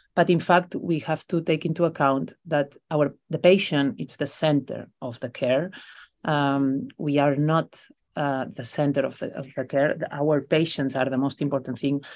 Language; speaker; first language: English; non-native, fluent; Spanish